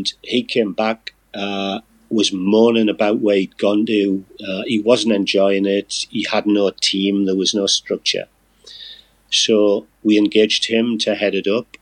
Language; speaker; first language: English; native; English